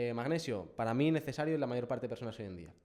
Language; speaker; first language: Spanish; native; Spanish